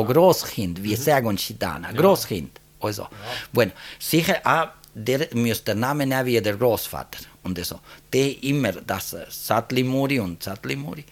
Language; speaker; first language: German; early bilingual, heritage; German